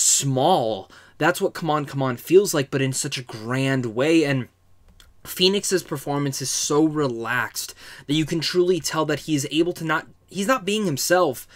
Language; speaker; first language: English; native; English